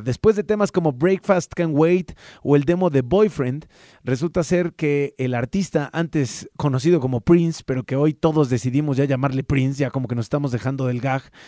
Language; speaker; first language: Spanish; native; Spanish